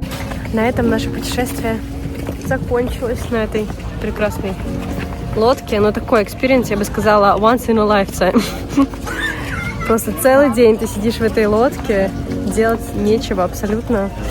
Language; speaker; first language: Russian; native; Russian